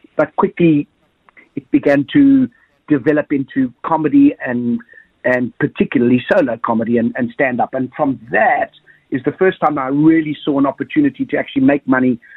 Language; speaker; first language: English; native; English